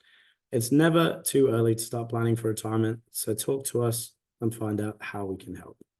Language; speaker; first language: English; native; English